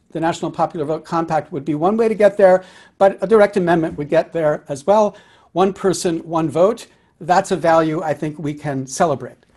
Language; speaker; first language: English; native; English